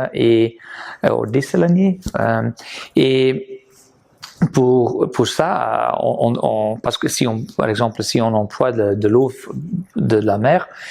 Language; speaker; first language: French; non-native, local second language; Dutch